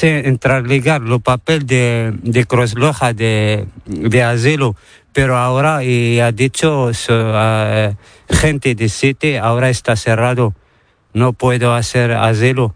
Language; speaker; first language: Spanish; non-native, learner; Arabic